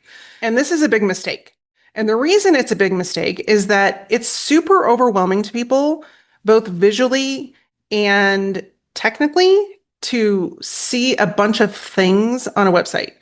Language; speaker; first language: English; native; English